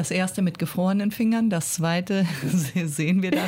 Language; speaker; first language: German; native; German